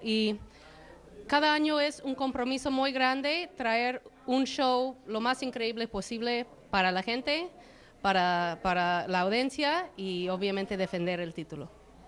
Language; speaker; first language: Spanish; non-native, fluent; English